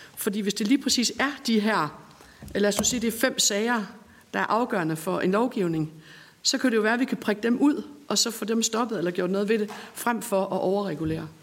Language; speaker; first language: Danish; native; Danish